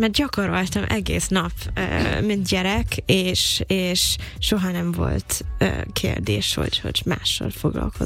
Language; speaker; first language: Hungarian; non-native, fluent; English